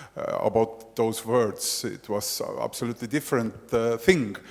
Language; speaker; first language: English; non-native, fluent; Estonian